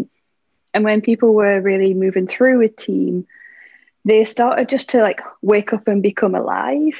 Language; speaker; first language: English; native; English